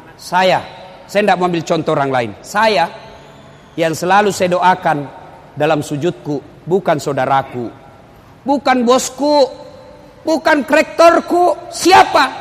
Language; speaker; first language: Indonesian; non-native, local second language; Buginese